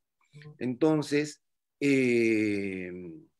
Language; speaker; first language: Spanish; native; Spanish